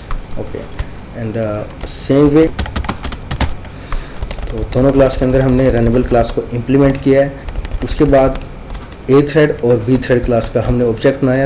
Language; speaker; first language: Hindi; native; Hindi